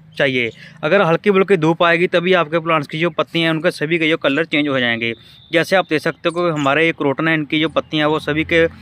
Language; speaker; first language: Hindi; non-native, local second language; Punjabi